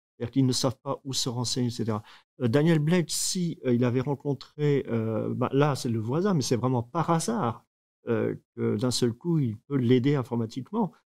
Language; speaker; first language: French; native; French